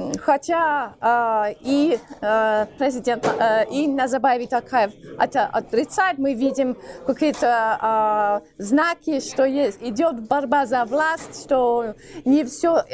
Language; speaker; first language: Russian; non-native, fluent; English